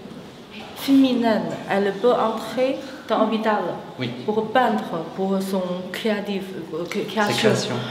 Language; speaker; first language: French; non-native, learner; Chinese